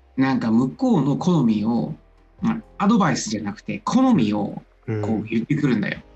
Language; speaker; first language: Japanese; non-native, fluent; Chinese